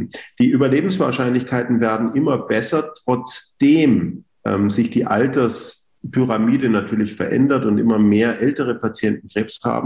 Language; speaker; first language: German; native; German